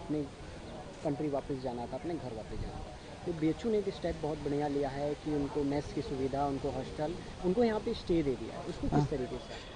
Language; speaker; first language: Hindi; native; Hindi